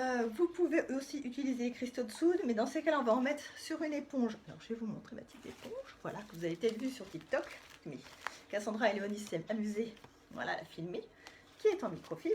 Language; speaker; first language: French; native; French